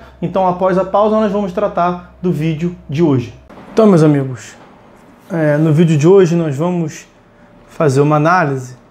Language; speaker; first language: Portuguese; native; Portuguese